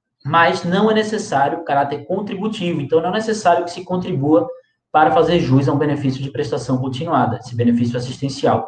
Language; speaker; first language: Portuguese; native; Portuguese